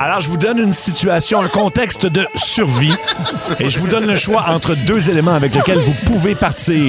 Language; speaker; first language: French; native; French